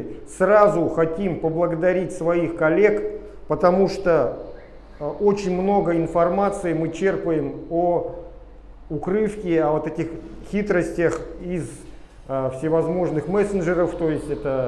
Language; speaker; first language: Russian; native; Russian